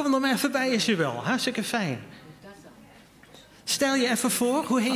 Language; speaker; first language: Dutch; native; Dutch